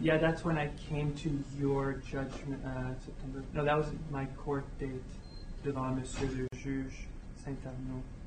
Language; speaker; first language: English; native; English